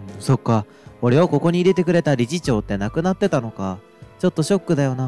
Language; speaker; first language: Japanese; native; Japanese